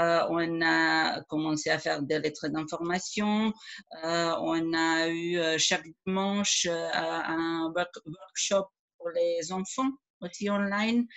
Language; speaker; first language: French; non-native, fluent; Croatian